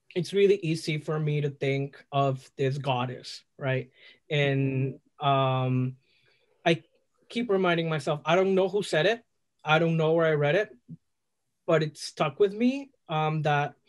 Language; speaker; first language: English; non-native, fluent; Spanish